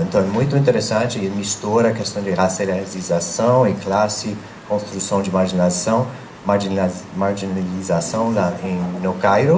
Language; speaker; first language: Portuguese; non-native, fluent; English